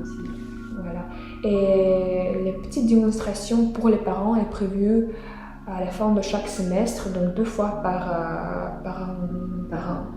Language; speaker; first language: French; non-native, fluent; Russian